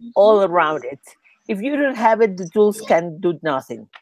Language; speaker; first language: English; non-native, learner; Spanish